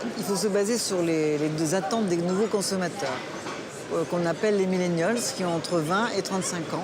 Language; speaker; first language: French; native; French